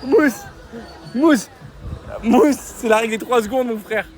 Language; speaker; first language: French; native; French